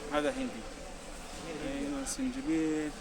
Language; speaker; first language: Arabic; non-native, learner; Somali